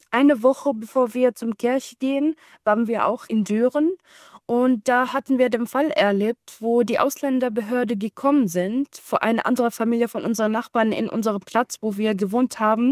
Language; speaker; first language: German; non-native, learner; Arabic